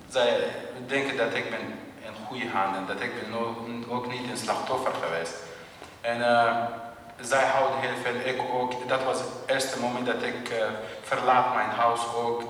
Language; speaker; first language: Dutch; non-native, learner; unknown